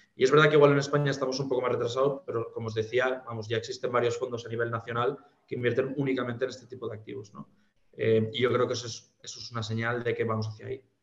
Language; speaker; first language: Spanish; native; Spanish